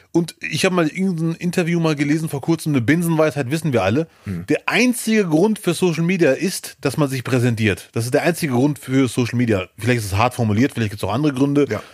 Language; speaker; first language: German; early bilingual, other home language; Arabic